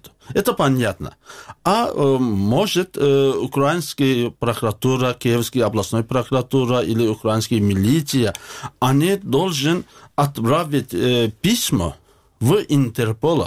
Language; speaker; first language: Russian; non-native, learner; Azerbaijani